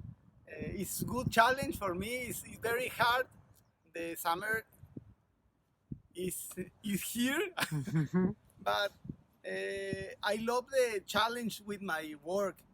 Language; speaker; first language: English; non-native, learner; Spanish